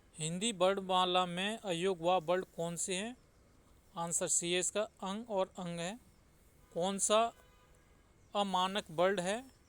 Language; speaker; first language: Hindi; native; Hindi